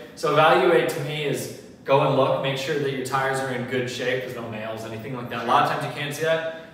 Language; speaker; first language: English; native; English